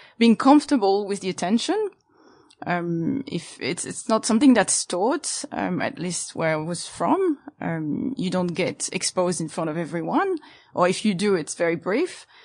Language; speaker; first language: English; non-native, fluent; French